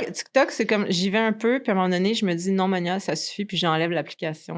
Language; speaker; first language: French; native; French